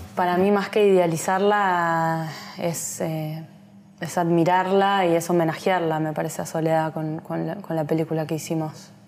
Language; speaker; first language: Spanish; native; Spanish